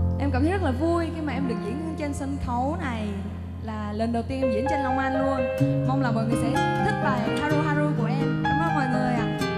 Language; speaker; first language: Vietnamese; early bilingual, other home language; Korean